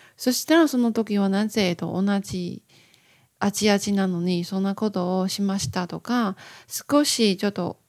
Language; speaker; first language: Japanese; non-native, learner; Chinese